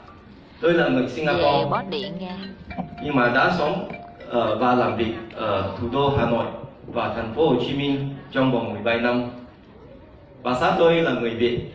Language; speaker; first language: Vietnamese; non-native, fluent; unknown